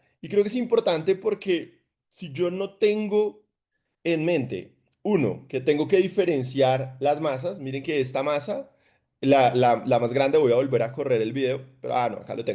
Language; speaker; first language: Spanish; native; Spanish